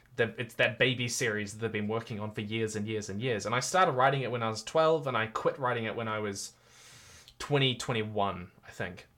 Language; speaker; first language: English; native; English